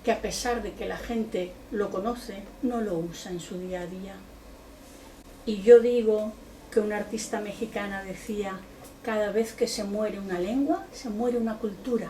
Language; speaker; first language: Spanish; non-native, local second language; Catalan